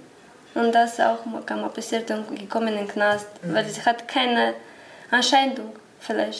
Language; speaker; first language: German; non-native, learner; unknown